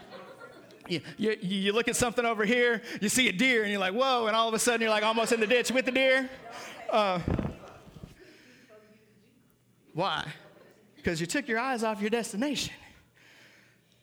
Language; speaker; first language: English; native; English